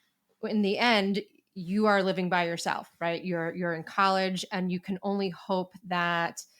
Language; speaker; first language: English; native; English